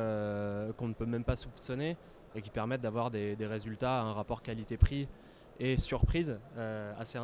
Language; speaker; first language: French; native; French